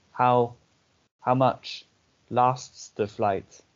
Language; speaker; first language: English; native; English